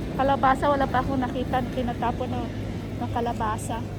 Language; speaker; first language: Filipino; native; Filipino